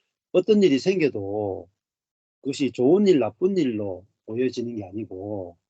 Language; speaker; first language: Korean; native; Korean